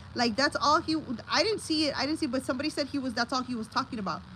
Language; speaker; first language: English; early bilingual, other home language; Spanish